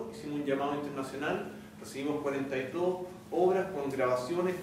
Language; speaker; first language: Spanish; native; Spanish